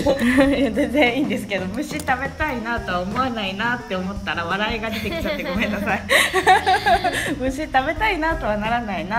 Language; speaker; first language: Japanese; native; Japanese